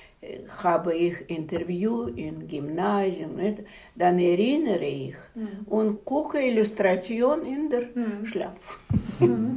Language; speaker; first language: German; non-native, learner; Russian